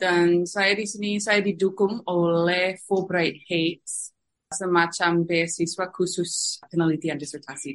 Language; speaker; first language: Indonesian; non-native, fluent; English